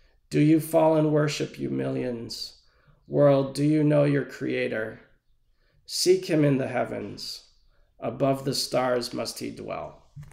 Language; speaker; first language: English; native; English